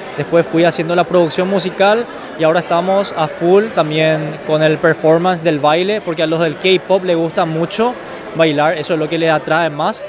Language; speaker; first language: Spanish; early bilingual, other home language; Korean